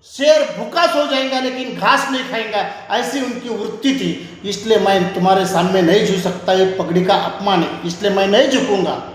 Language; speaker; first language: Hindi; non-native, local second language; Marathi